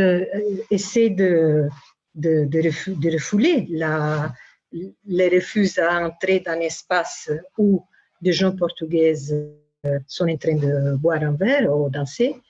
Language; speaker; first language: French; non-native, fluent; Italian